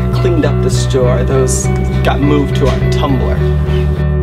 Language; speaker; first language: English; native; English